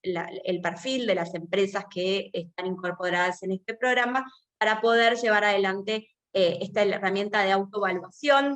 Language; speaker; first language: Spanish; native; Spanish